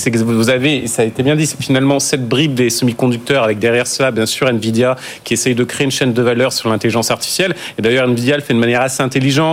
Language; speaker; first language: French; native; French